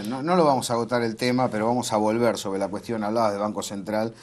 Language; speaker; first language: Spanish; native; Spanish